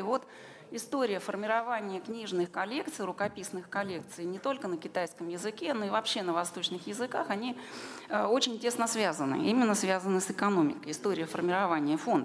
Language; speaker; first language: Russian; native; Russian